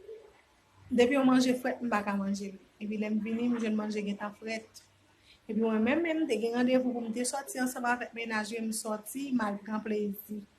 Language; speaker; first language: French; non-native, learner; Haitian Creole